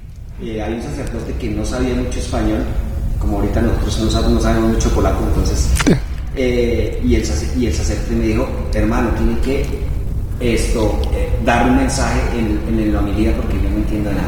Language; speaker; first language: Spanish; native; Spanish